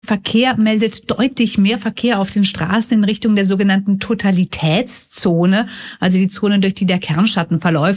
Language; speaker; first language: German; native; German